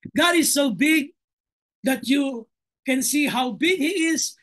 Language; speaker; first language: English; non-native, local second language; Filipino